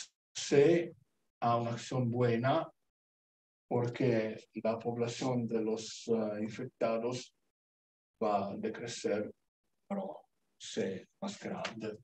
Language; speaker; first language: Spanish; non-native, learner; Italian